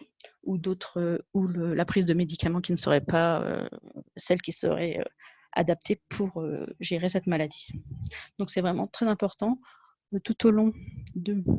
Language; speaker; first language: French; native; French